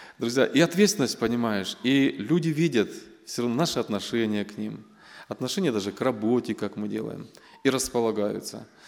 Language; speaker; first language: Russian; non-native, local second language; Armenian